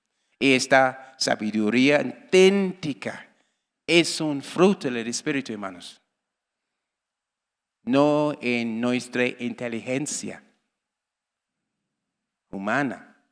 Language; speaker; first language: Spanish; non-native, learner; English